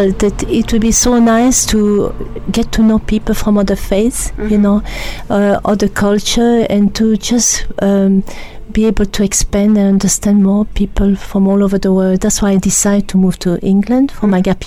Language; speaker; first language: English; non-native, fluent; French